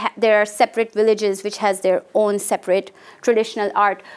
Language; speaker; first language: English; non-native, local second language; Hindi